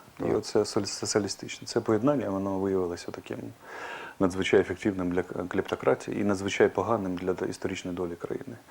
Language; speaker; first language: Ukrainian; non-native, local second language; Russian